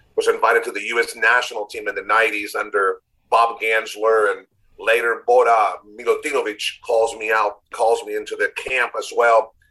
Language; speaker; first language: English; non-native, fluent; Spanish